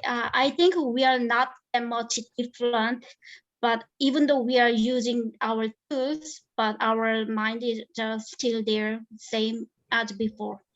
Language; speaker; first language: English; non-native, fluent; Korean